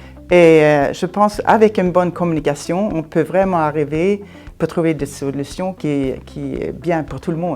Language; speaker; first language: French; non-native, fluent; Swedish